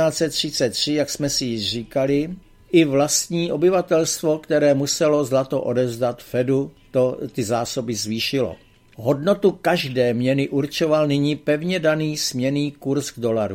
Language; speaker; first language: Czech; native; Czech